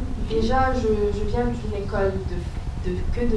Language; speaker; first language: French; non-native, local second language; Wolof